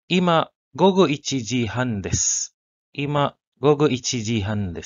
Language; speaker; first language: Japanese; non-native, learner; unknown